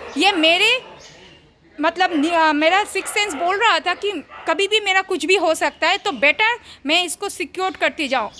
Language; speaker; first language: Hindi; non-native, local second language; Bangla